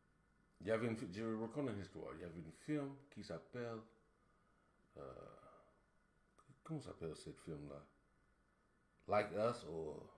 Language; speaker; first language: French; non-native, learner; English